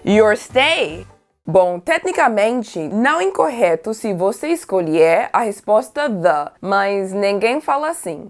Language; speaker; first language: Portuguese; non-native, fluent; English